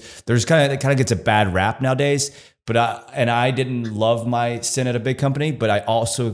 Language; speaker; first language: English; native; English